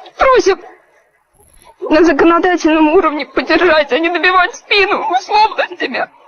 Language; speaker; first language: Russian; native; Russian